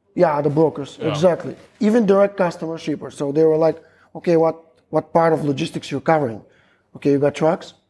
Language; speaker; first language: English; non-native, fluent; Macedonian